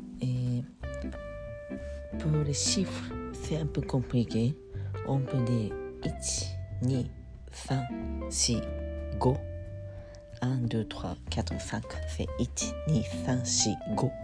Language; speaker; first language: French; non-native, fluent; Japanese